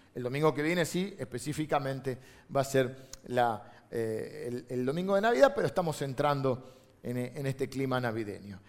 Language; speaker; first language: Spanish; native; Spanish